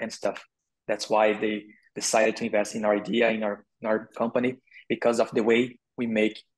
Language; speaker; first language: English; non-native, learner; Portuguese